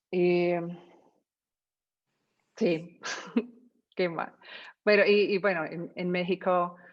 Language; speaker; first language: Spanish; non-native, fluent; English